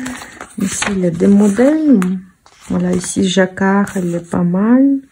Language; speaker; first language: French; non-native, fluent; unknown